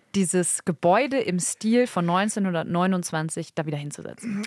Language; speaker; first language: German; native; German